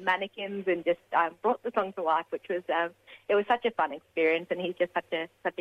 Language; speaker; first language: English; native; English